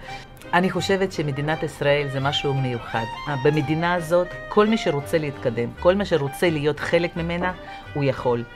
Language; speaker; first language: Hebrew; non-native, fluent; Russian